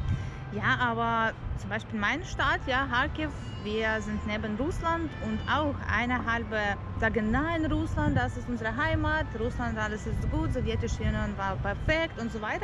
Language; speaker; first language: German; non-native, learner; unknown